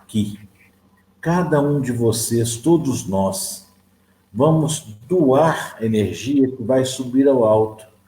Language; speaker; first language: Portuguese; native; Portuguese